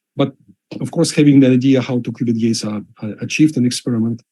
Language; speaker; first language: English; non-native, fluent; Russian